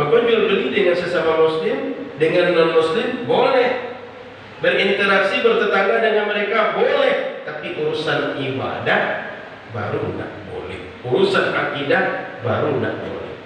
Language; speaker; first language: Indonesian; non-native, local second language; Malay